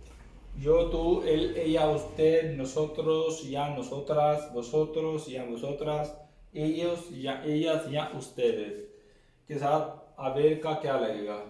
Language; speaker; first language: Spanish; non-native, fluent; Urdu